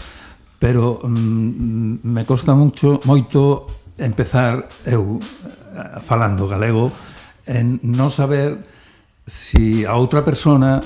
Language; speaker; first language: Galician; non-native, learner; Spanish